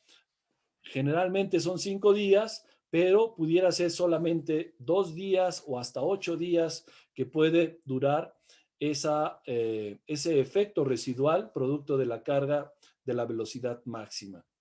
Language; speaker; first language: Spanish; native; Spanish